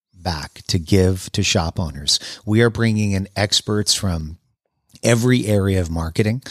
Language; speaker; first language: English; native; English